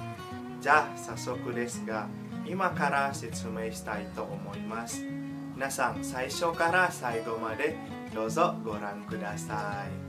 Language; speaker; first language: Japanese; non-native, fluent; Indonesian